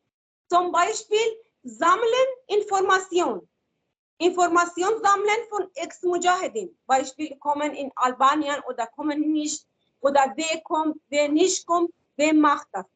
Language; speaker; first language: German; non-native, learner; Persian